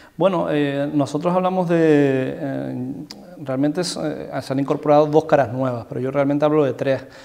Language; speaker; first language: Spanish; native; Spanish